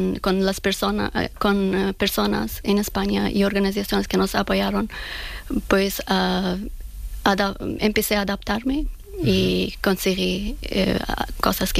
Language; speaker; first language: Spanish; non-native, fluent; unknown